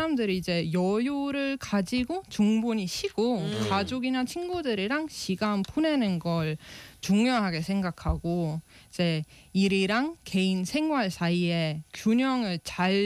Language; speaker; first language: Korean; non-native, fluent; Estonian